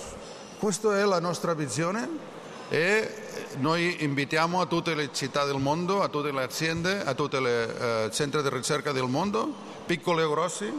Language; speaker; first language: Italian; non-native, learner; Catalan